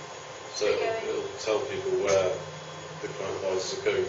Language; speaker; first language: English; native; English